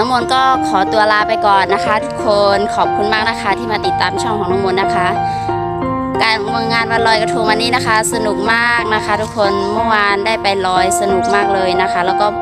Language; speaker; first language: Thai; non-native, local second language; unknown